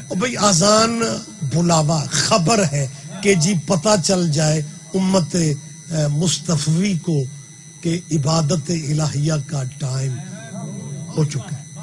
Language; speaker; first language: Urdu; non-native, local second language; Punjabi